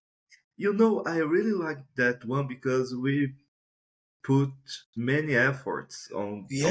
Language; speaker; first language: English; non-native, fluent; Portuguese